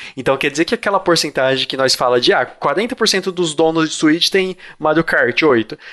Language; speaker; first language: Portuguese; native; Portuguese